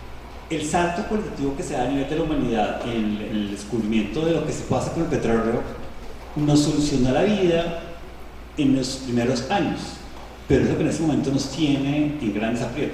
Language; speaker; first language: Spanish; native; Spanish